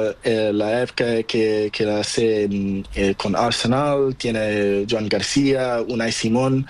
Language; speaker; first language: Spanish; non-native, learner; Portuguese